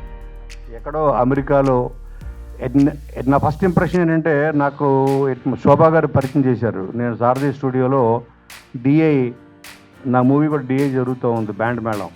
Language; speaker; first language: Telugu; native; Telugu